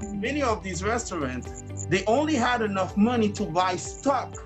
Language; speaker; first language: English; early bilingual, other home language; French